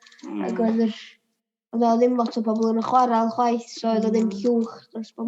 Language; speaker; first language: Welsh; native; Welsh